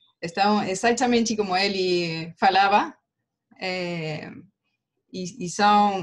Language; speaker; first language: Portuguese; non-native, learner; Spanish